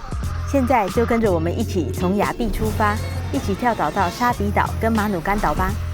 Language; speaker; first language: Chinese; native; Chinese